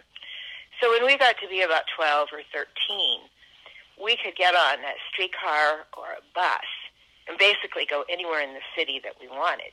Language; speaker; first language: English; native; English